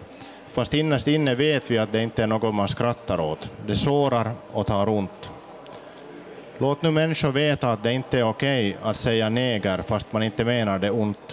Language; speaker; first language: Swedish; native; Swedish